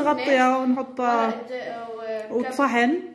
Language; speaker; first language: Arabic; native; Arabic